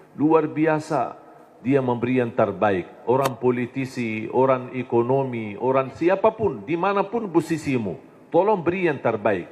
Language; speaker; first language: Indonesian; non-native, fluent; Arabic